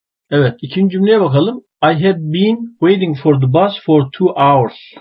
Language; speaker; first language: English; non-native, fluent; Turkish